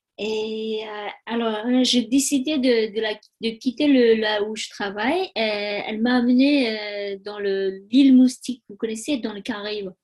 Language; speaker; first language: French; non-native, learner; Tibetan